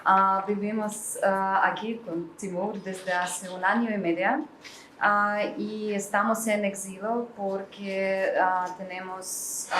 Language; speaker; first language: Spanish; non-native, learner; Russian